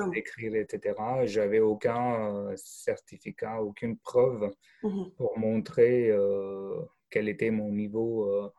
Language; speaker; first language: French; non-native, fluent; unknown